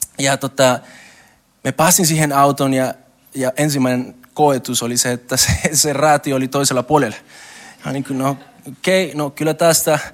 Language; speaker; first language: Finnish; non-native, learner; Spanish